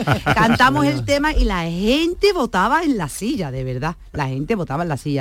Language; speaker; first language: Spanish; native; Spanish